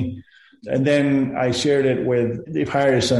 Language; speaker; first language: English; non-native, fluent; Spanish